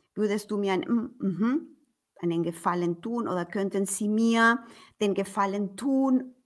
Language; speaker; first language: German; non-native, fluent; Spanish